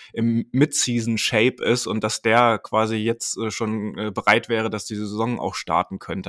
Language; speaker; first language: German; native; German